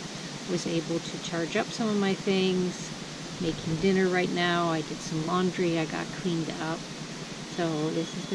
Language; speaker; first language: English; native; English